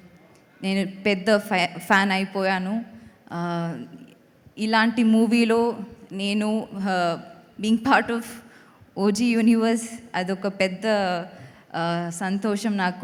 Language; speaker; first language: Telugu; non-native, fluent; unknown